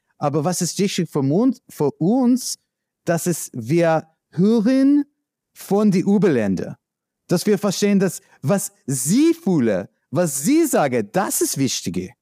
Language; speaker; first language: German; non-native, learner; English